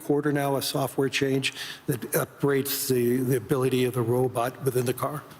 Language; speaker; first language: English; native; English